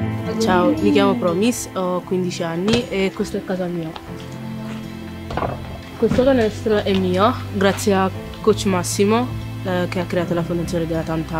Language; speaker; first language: Italian; early bilingual, other home language; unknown